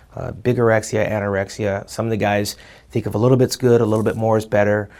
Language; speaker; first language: English; native; English